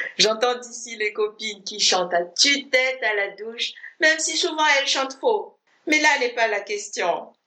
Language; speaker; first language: French; non-native, fluent; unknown